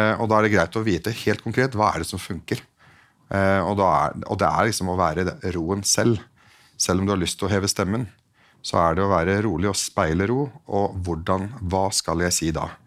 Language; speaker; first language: Norwegian; early bilingual, other home language; Arabic